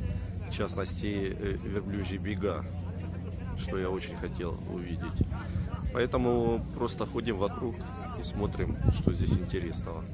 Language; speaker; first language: Russian; native; Russian